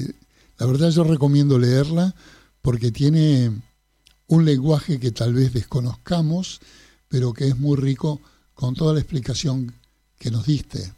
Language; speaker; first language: Spanish; native; Spanish